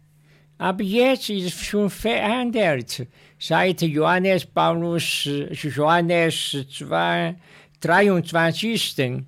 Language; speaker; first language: German; non-native, learner; Chinese